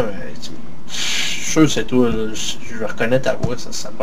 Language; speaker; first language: French; native; French